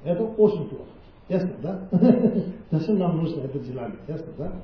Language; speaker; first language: Russian; non-native, learner; Tibetan